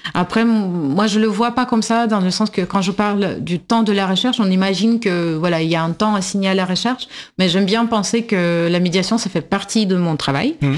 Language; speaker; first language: French; non-native, fluent; Russian